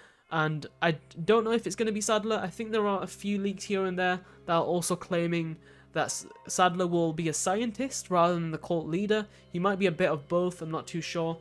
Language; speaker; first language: English; native; English